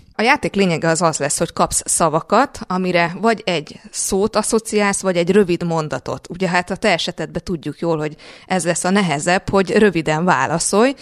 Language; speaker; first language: Hungarian; native; Hungarian